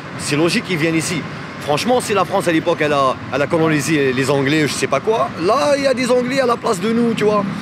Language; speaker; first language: French; native; French